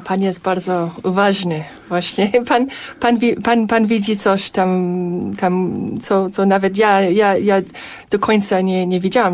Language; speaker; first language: Polish; non-native, fluent; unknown